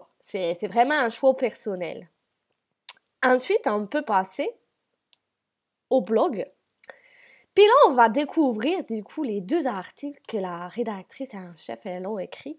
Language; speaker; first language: French; native; French